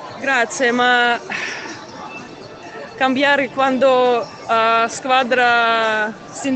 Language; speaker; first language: Italian; non-native, learner; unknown